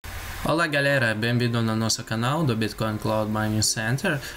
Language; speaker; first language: Portuguese; non-native, learner; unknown